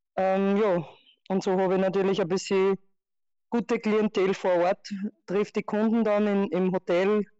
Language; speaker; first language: German; native; German